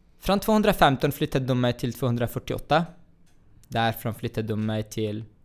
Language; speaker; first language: Swedish; non-native, fluent; Arabic